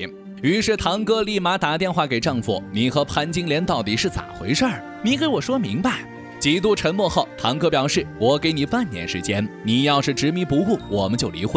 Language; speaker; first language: Chinese; native; Chinese